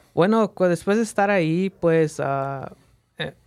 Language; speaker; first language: Spanish; early bilingual, heritage; Spanish